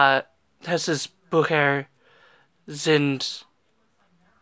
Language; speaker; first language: German; non-native, learner; English